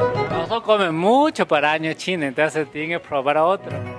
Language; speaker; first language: Spanish; non-native, learner; Chinese